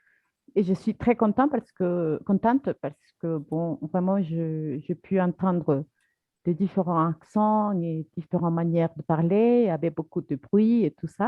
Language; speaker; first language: French; non-native, fluent; Spanish